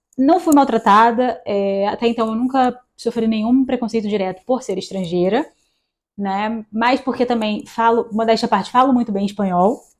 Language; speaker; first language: Portuguese; native; Portuguese